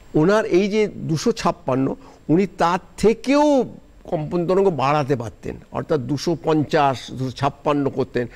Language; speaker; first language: Bangla; native; Bangla